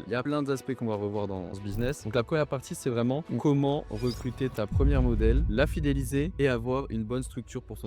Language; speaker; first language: French; native; French